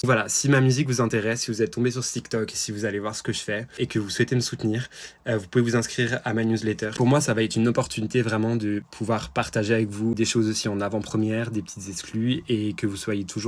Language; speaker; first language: French; native; French